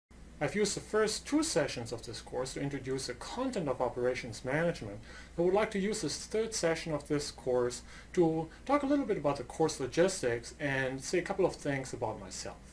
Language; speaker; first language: English; non-native, fluent; German